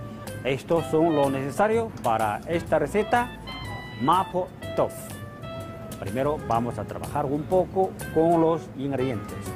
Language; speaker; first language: Spanish; non-native, fluent; Chinese